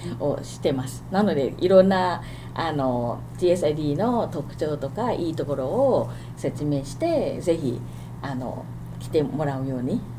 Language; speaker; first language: Japanese; non-native, fluent; Thai